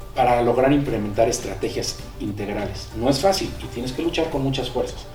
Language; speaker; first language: Spanish; native; Spanish